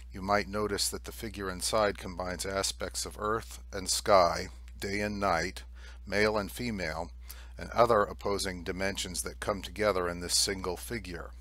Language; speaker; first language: English; native; English